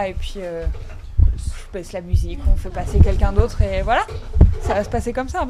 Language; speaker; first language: French; native; French